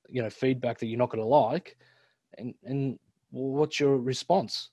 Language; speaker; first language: English; native; English